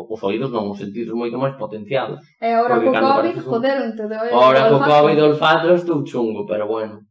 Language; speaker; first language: Galician; non-native, local second language; Spanish